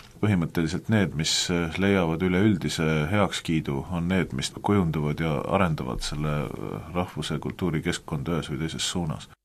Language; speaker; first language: Estonian; native; Estonian